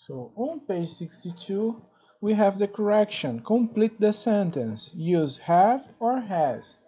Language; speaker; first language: English; non-native, fluent; Portuguese